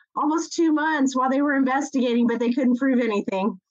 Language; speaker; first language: English; native; English